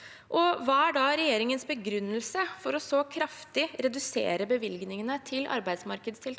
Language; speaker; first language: Norwegian; native; Norwegian